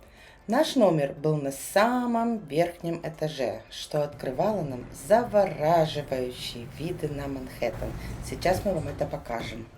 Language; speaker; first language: Russian; native; Russian